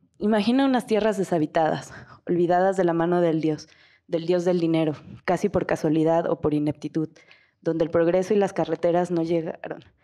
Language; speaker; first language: Spanish; native; Spanish